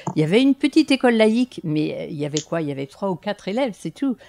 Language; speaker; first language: French; native; French